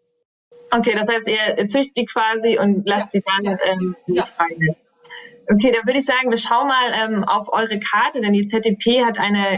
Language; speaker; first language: German; native; German